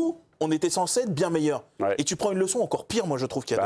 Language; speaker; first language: French; native; French